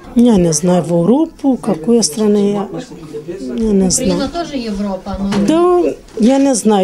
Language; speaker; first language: Russian; non-native, learner; Arabic